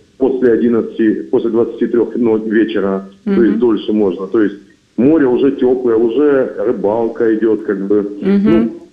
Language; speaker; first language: Russian; native; Russian